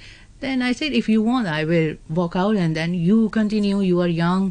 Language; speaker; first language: English; non-native, local second language; Urdu